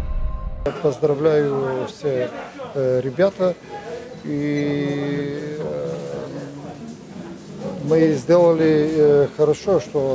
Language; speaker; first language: Russian; non-native, learner; Bulgarian